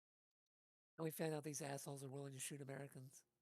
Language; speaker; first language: English; native; English